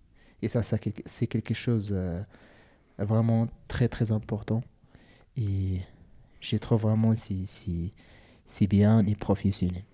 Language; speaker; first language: French; non-native, learner; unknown